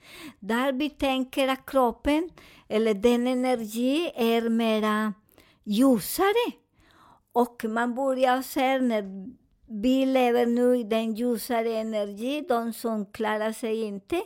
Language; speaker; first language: Swedish; non-native, fluent; Spanish